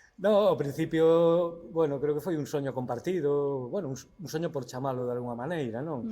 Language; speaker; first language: Galician; non-native, local second language; Spanish